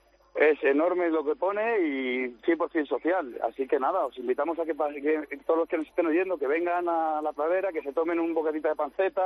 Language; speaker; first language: Spanish; native; Spanish